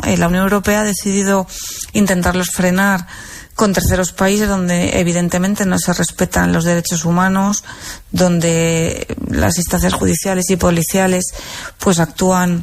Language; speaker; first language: Spanish; native; Spanish